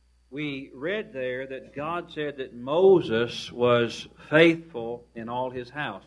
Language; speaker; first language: English; native; English